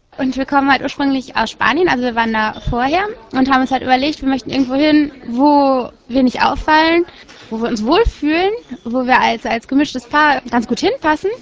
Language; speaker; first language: German; native; German